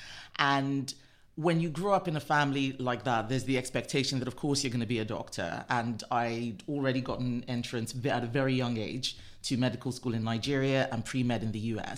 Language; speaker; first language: English; non-native, local second language; Yoruba